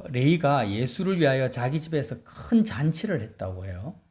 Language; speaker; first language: Korean; native; Korean